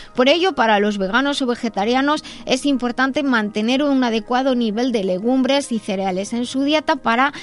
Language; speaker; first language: Spanish; native; Spanish